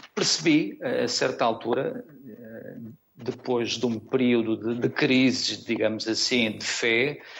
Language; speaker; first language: Portuguese; native; Portuguese